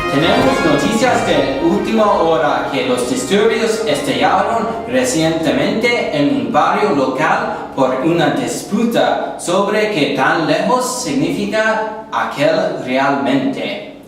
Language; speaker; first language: Spanish; non-native, learner; English